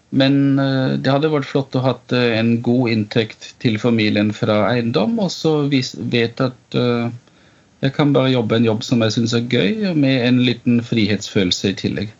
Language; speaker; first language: Norwegian; non-native, fluent; German